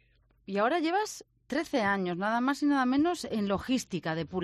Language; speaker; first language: Spanish; native; Spanish